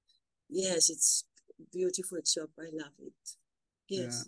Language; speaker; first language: English; non-native, learner; German